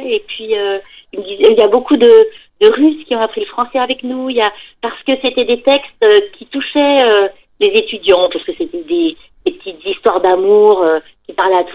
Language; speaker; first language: French; native; French